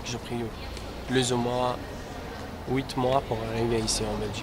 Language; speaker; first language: French; non-native, learner; Kurdish